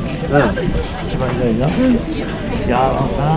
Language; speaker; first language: Japanese; native; Japanese